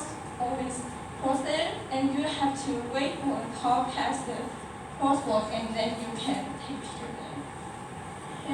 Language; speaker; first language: English; non-native, learner; Chinese